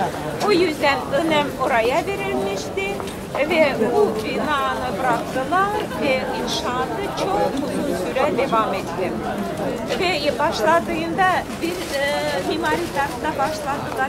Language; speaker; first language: Turkish; non-native, fluent; Russian